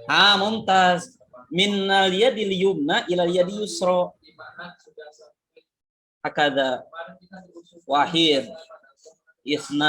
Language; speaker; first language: Arabic; non-native, fluent; Indonesian